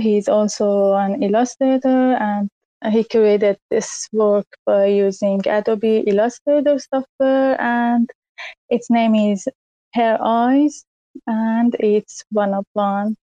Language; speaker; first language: English; non-native, learner; Persian